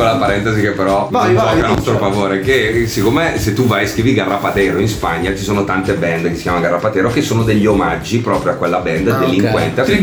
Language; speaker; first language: Italian; native; Italian